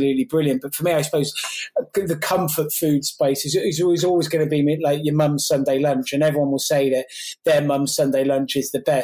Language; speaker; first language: English; native; English